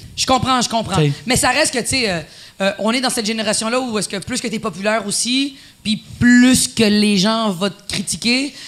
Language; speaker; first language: French; non-native, fluent; Spanish